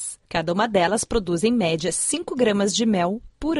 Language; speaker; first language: Portuguese; native; Portuguese